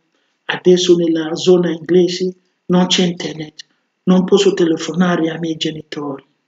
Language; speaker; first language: Italian; non-native, fluent; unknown